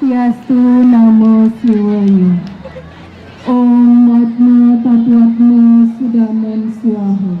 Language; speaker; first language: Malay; non-native, local second language; Balinese